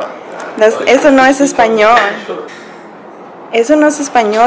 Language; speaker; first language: Spanish; early bilingual, heritage; Spanish